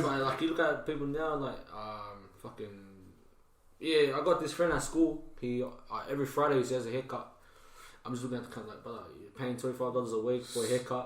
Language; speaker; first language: English; native; English